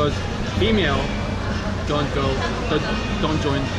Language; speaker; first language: English; non-native, fluent; Korean